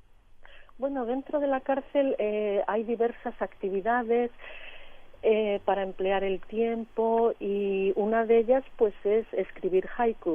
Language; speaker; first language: Spanish; native; Spanish